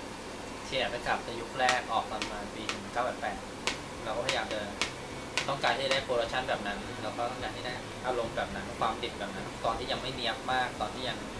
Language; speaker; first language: Thai; native; Thai